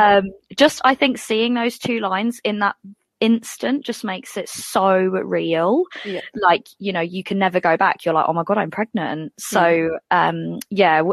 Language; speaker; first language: English; native; English